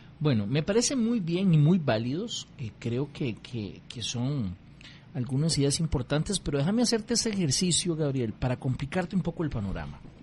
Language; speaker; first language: Spanish; native; Spanish